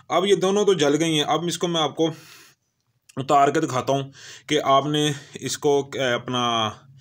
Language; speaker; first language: Urdu; non-native, local second language; Punjabi